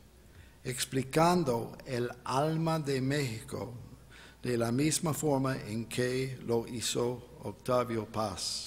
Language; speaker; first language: Spanish; non-native, fluent; English